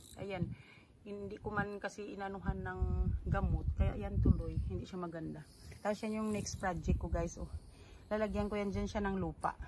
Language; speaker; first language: Filipino; non-native, local second language; Cebuano